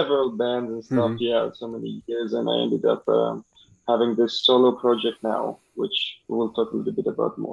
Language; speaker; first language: English; non-native, fluent; Greek